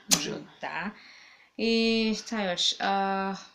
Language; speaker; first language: Serbian; native; Serbian